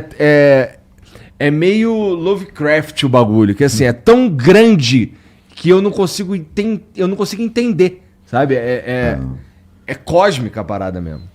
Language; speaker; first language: Portuguese; native; Portuguese